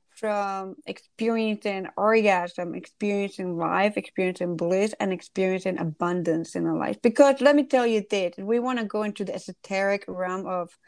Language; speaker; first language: English; non-native, fluent; Spanish